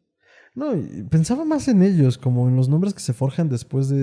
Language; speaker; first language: Spanish; native; Spanish